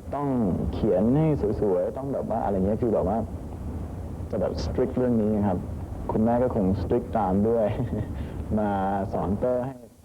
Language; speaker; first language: Thai; early bilingual, heritage; Danish